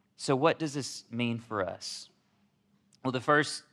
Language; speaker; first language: English; native; English